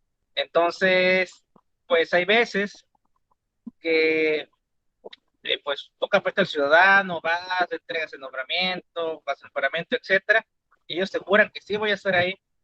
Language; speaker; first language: Spanish; native; Spanish